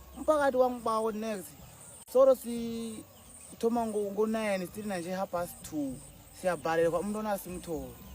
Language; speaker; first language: Zulu; non-native, fluent; Tsonga